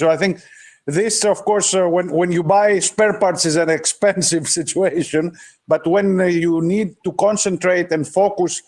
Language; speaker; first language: English; non-native, fluent; Greek